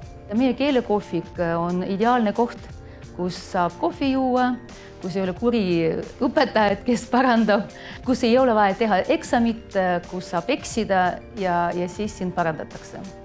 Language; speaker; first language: Estonian; non-native, fluent; Russian